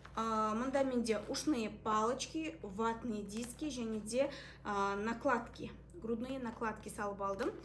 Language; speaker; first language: Russian; non-native, local second language; Kazakh